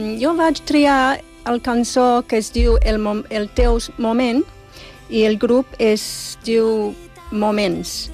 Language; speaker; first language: Catalan; non-native, fluent; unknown